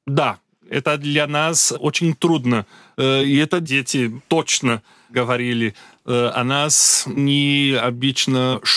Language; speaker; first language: Russian; non-native, learner; Portuguese